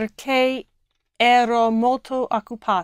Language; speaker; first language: Italian; non-native, learner; English